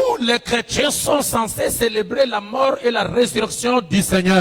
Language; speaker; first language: French; non-native, local second language; Lingala